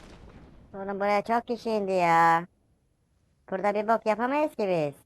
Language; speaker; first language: Turkish; native; Turkish